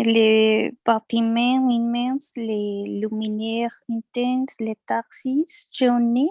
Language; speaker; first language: French; non-native, learner; Spanish